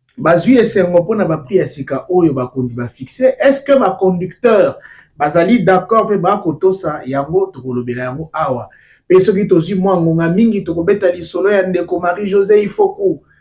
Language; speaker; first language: Lingala; native; Lingala